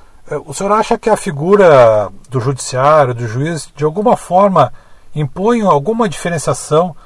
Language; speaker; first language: Portuguese; native; Portuguese